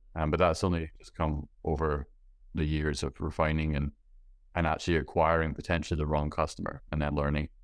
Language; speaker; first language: English; native; English